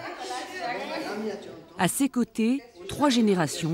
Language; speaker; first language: French; native; French